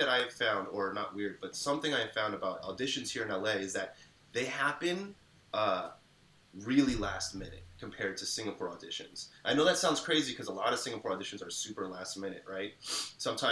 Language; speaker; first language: English; native; English